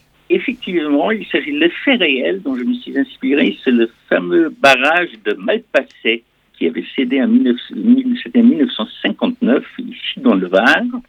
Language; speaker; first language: French; non-native, fluent; German